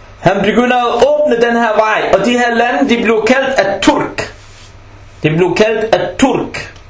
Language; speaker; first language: Danish; early bilingual, other home language; Arabic